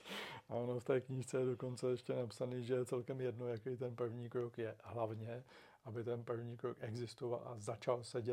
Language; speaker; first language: Czech; native; Czech